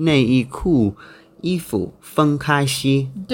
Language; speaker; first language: Chinese; non-native, learner; English